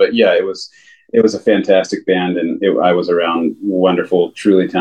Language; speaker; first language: English; native; English